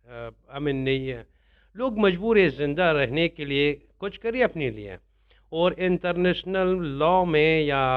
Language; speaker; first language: Hindi; non-native, learner; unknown